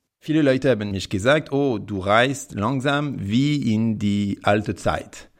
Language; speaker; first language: German; non-native, learner; French